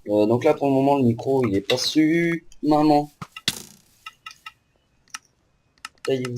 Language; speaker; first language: French; native; French